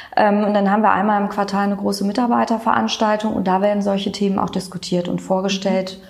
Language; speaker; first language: German; native; German